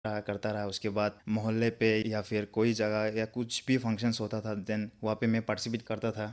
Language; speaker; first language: Hindi; non-native, local second language; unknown